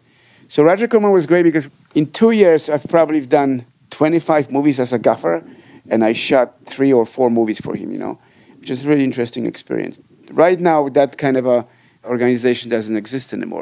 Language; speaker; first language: English; non-native, fluent; Polish